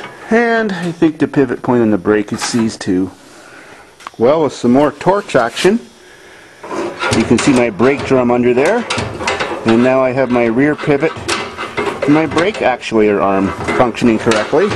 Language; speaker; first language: English; native; English